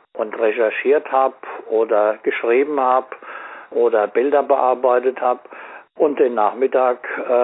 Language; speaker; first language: German; native; German